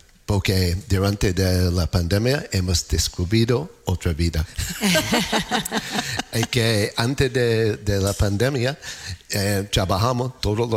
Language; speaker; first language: Spanish; non-native, learner; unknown